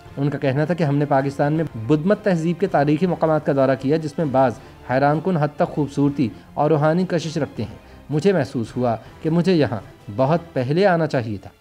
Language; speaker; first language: Urdu; native; Urdu